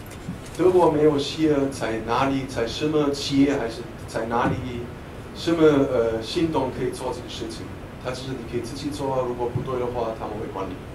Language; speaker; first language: Chinese; non-native, fluent; German